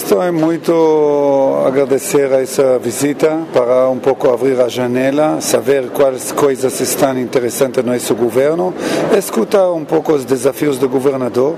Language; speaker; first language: Portuguese; non-native, learner; Hebrew